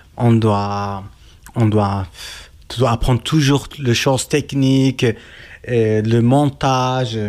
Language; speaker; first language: French; non-native, learner; Kurdish